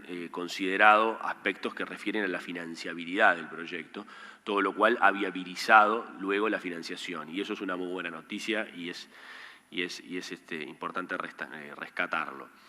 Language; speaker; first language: Spanish; native; Spanish